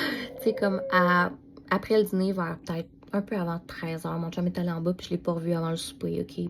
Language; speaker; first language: French; native; French